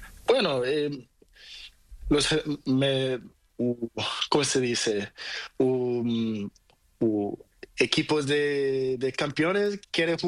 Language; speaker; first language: Spanish; non-native, learner; Portuguese